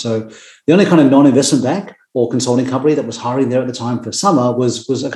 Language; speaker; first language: English; native; English